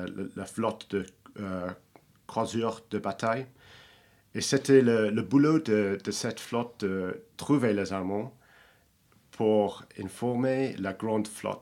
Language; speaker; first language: French; non-native, fluent; English